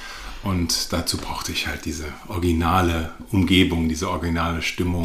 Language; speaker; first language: German; native; German